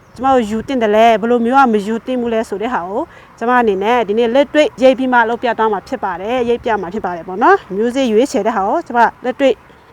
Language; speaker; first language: Burmese; non-native, local second language; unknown